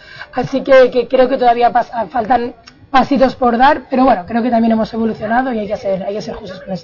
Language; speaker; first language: Spanish; native; Spanish